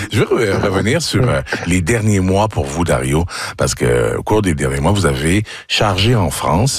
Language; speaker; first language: French; native; French